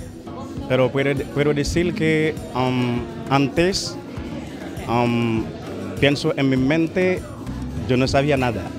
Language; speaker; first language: Spanish; non-native, learner; Haitian Creole